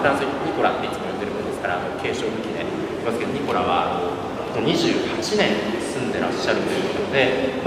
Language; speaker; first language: Japanese; native; Japanese